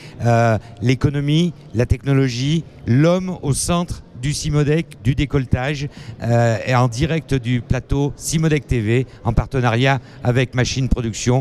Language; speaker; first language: French; native; French